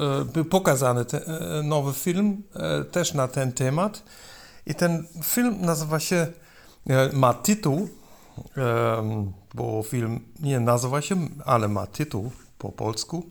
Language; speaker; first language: Polish; non-native, learner; German